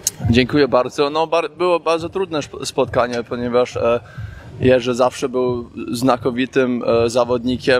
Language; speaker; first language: Polish; early bilingual, heritage; Polish